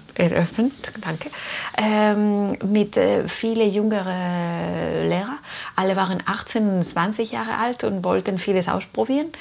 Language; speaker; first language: German; non-native, fluent; Spanish